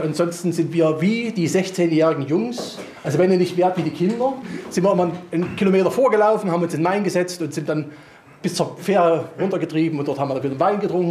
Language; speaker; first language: German; native; German